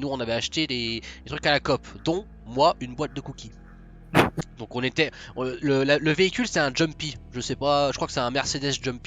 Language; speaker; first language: French; native; French